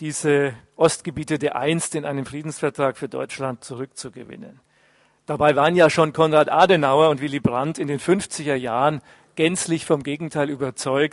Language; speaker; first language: German; native; German